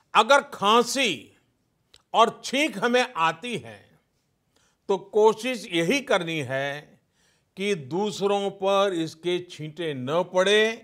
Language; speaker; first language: Hindi; native; Hindi